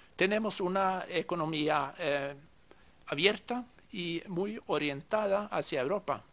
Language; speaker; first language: Spanish; non-native, fluent; Norwegian